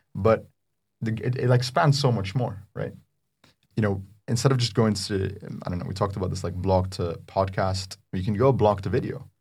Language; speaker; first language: English; non-native, fluent; Arabic